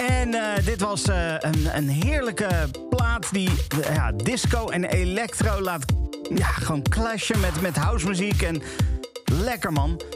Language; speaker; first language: Dutch; native; Dutch